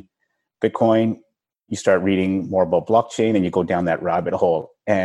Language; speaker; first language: English; native; English